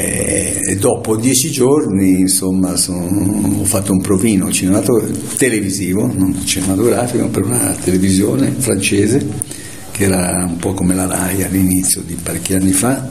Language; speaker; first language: Italian; native; Italian